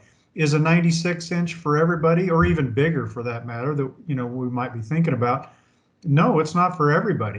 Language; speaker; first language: English; native; English